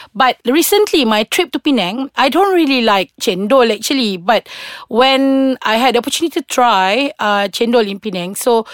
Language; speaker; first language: English; non-native, local second language; Malay